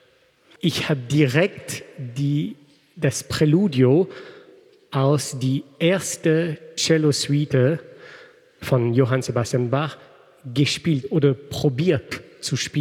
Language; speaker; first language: German; non-native, fluent; French